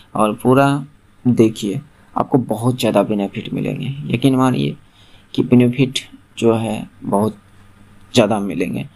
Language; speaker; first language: Hindi; non-native, local second language; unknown